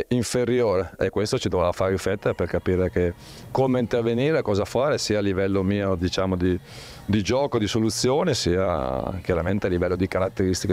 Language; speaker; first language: Italian; native; Italian